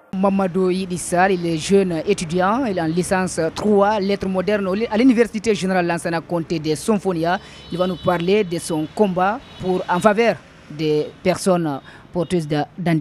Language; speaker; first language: French; non-native, local second language; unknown